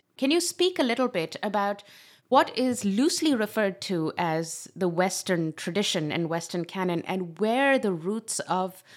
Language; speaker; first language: English; non-native, local second language; Urdu